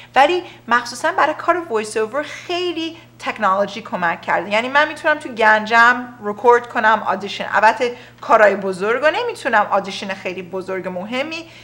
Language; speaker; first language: Persian; early bilingual, heritage; Persian